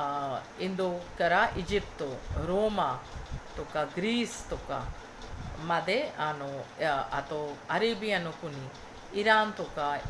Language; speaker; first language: Japanese; non-native, fluent; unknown